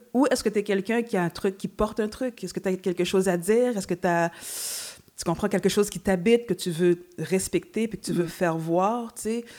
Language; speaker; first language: French; native; French